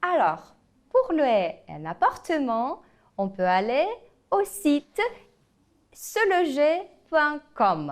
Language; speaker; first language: French; non-native, fluent; Ukrainian